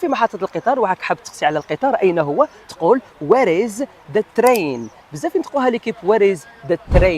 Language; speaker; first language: Arabic; native; Arabic